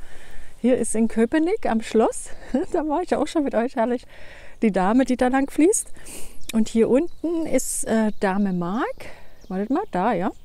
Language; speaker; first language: German; native; German